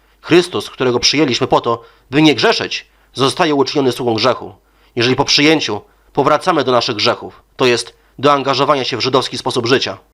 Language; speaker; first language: Polish; native; Polish